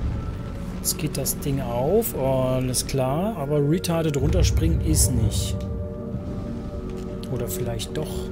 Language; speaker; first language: German; native; German